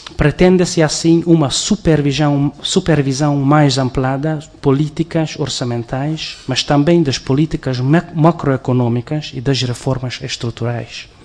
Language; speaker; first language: Portuguese; non-native, fluent; Hungarian